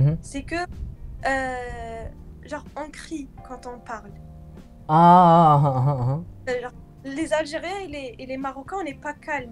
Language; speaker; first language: French; non-native, local second language; Arabic